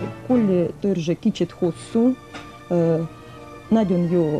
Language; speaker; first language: Hungarian; non-native, fluent; Russian